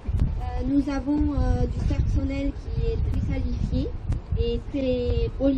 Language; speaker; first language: French; non-native, fluent; Romanian